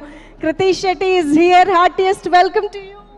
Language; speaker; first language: Telugu; native; Telugu